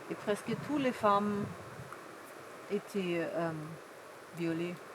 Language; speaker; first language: French; non-native, fluent; German